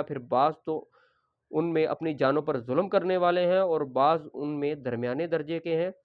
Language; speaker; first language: Urdu; non-native, local second language; Punjabi